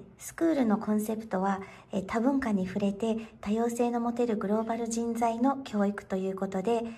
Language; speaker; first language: Japanese; non-native, fluent; English